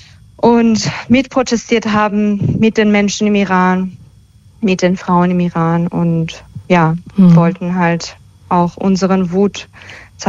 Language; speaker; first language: German; early bilingual, other home language; Persian